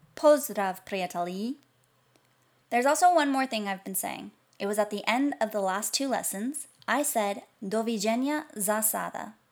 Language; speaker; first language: English; native; English